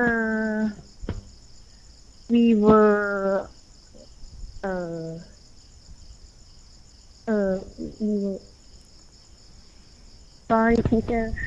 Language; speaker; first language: English; non-native, learner; Thai